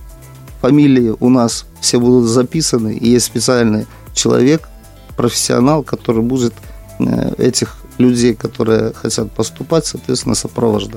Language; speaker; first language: Russian; native; Russian